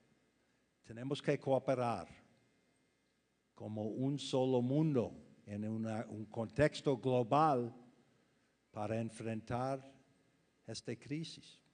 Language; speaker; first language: Spanish; non-native, fluent; English